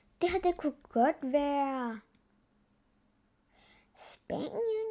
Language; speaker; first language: Danish; early bilingual, other home language; Spanish